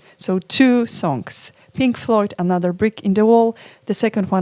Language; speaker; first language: English; non-native, fluent; Polish